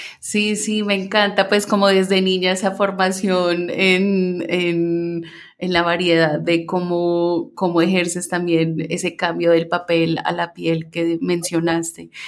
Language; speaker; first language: Spanish; early bilingual, heritage; Spanish